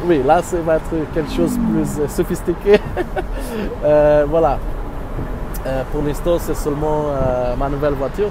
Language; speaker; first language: French; non-native, learner; Portuguese